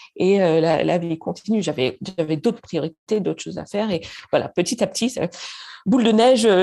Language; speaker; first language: French; non-native, fluent; English